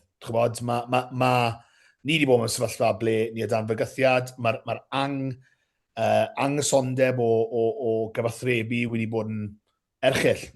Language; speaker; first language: Welsh; native; Welsh